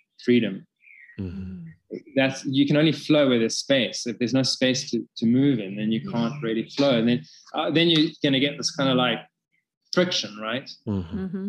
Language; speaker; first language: English; native; English